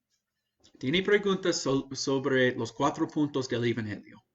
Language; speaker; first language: Spanish; non-native, fluent; English